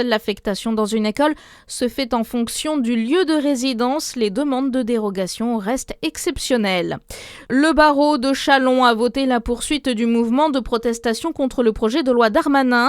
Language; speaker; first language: French; native; French